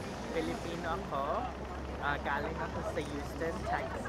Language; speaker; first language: Filipino; early bilingual, heritage; Filipino